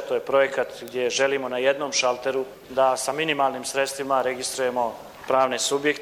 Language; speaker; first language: Croatian; native; Croatian